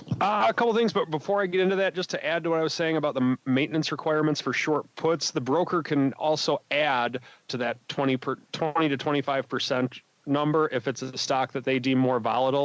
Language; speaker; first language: English; native; English